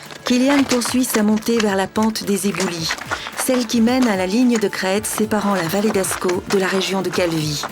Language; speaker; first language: French; native; French